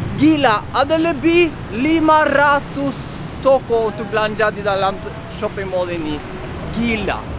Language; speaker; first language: Indonesian; non-native, fluent; Norwegian